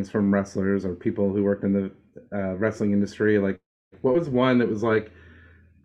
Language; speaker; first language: English; native; English